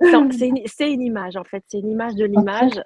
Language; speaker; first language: French; native; French